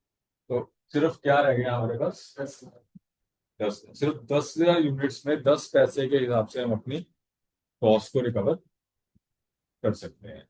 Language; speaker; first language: Hindi; native; Hindi